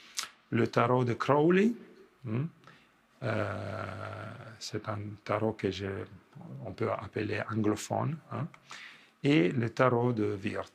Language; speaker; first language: French; non-native, fluent; Italian